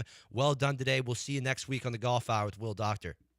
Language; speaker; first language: English; native; English